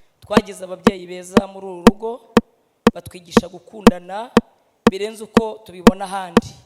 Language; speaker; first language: Kinyarwanda; native; Kinyarwanda